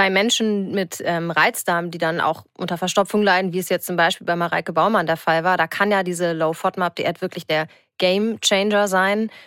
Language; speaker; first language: German; native; German